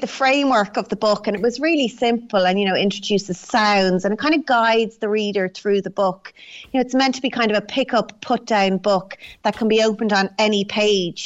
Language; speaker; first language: English; non-native, local second language; Irish